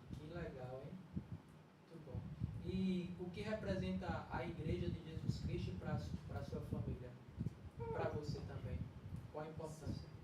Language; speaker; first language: Portuguese; native; Portuguese